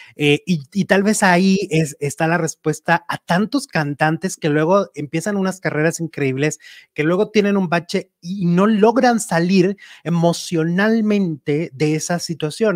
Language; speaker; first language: Spanish; native; Spanish